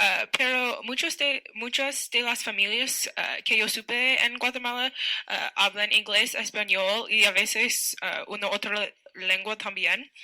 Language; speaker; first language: Spanish; non-native, learner; English